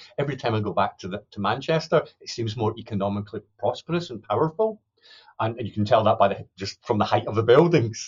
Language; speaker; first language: English; native; English